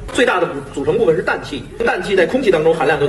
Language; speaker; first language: Chinese; native; Chinese